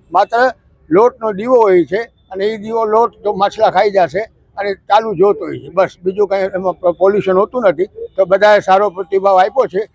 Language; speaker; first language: Gujarati; non-native, local second language; Sindhi